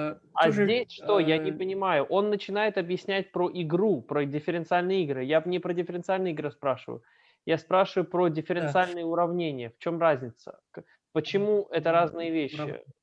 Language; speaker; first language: Russian; native; Russian